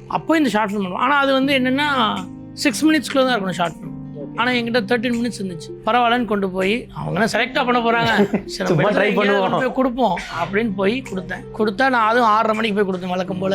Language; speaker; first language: Tamil; native; Tamil